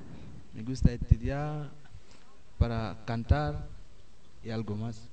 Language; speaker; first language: Spanish; non-native, learner; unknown